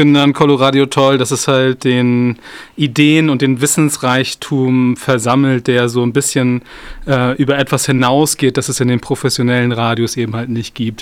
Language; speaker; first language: German; native; German